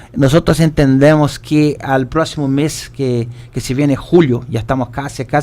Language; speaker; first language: Spanish; non-native, fluent; Portuguese